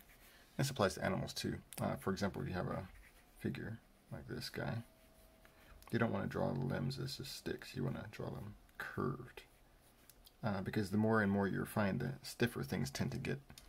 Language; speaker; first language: English; native; English